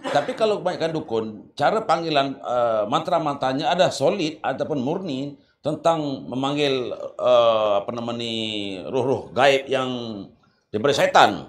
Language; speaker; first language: Malay; native; Malay